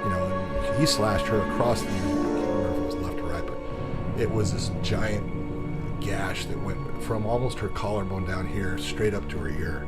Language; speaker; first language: English; native; English